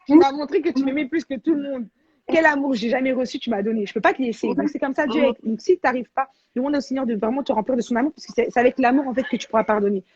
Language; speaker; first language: French; native; French